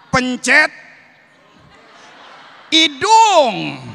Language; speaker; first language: Indonesian; native; Indonesian